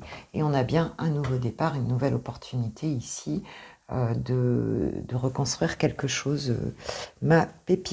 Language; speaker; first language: French; native; French